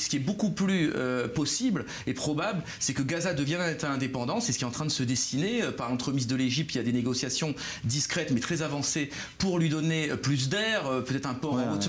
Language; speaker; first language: French; native; French